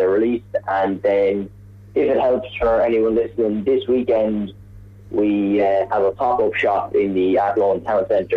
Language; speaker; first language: English; native; English